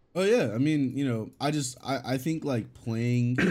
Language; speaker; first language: English; early bilingual, other home language; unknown